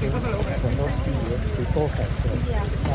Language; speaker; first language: English; non-native, learner; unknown